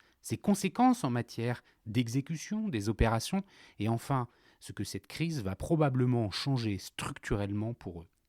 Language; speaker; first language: French; native; French